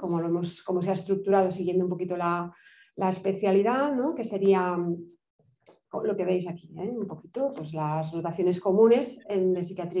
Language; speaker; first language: Spanish; native; Spanish